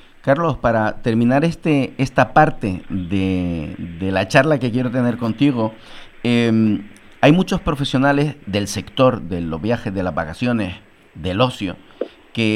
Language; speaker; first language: Spanish; native; Spanish